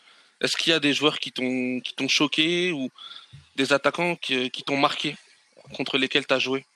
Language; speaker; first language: French; native; French